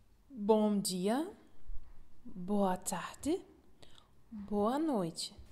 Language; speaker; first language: Portuguese; non-native, learner; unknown